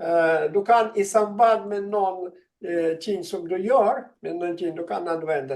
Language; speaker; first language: Swedish; non-native, fluent; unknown